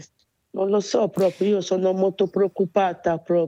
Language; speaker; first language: Italian; non-native, learner; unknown